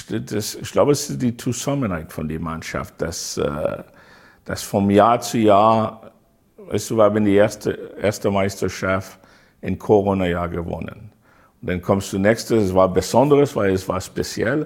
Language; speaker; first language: German; non-native, learner; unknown